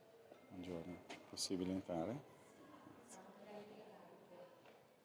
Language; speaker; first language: Italian; native; Italian